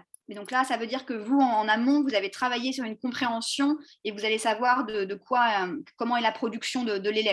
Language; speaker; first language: French; native; French